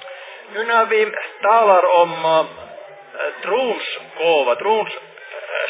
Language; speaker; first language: Swedish; non-native, fluent; Finnish